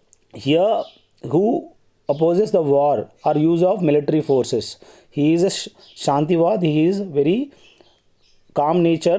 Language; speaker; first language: English; non-native, local second language; Telugu